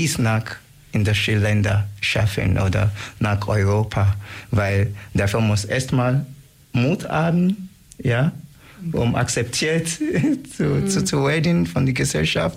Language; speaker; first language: German; non-native, learner; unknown